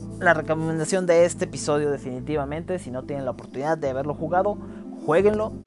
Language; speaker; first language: Spanish; native; Spanish